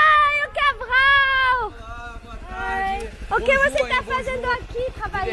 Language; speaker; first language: Portuguese; non-native, learner; French